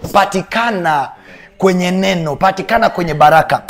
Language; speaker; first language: Swahili; native; Swahili